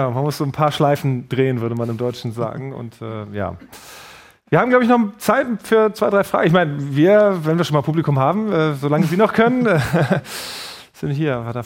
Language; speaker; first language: German; native; German